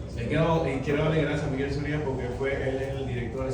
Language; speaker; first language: Spanish; early bilingual, heritage; Spanish